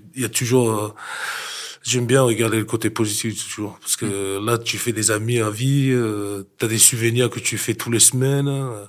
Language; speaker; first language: French; non-native, fluent; English